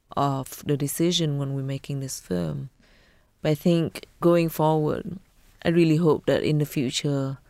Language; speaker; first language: English; non-native, fluent; Vietnamese